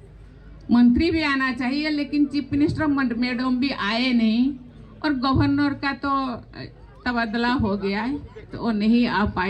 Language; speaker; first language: Hindi; non-native, local second language; Santali